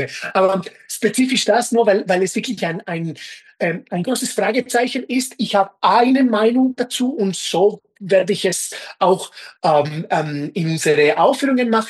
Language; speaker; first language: German; non-native, fluent; Spanish